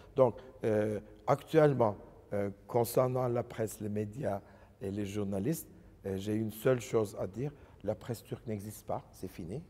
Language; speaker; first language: English; non-native, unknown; Turkish